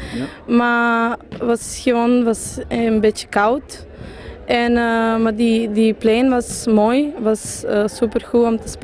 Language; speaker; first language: Dutch; non-native, fluent; Serbian